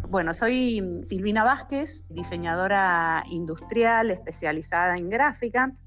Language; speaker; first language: Spanish; native; Spanish